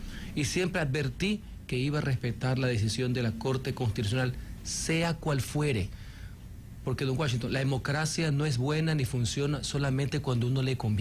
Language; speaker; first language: Spanish; native; Spanish